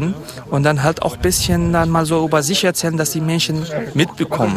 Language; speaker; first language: German; non-native, fluent; Kurdish